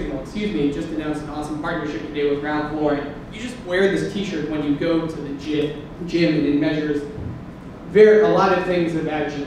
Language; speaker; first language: English; native; English